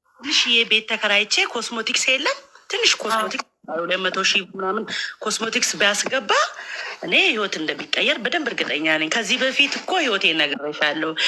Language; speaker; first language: Amharic; native; Amharic